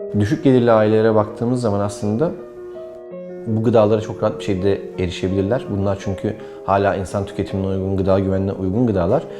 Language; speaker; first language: Turkish; native; Turkish